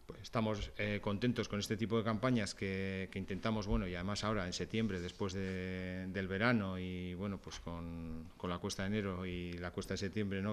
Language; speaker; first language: Spanish; native; Spanish